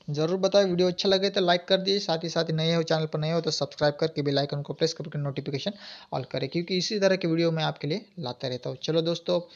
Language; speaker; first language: Hindi; non-native, local second language; Marathi